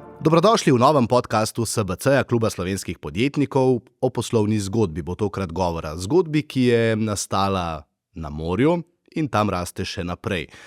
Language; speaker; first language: Slovenian; native; Slovenian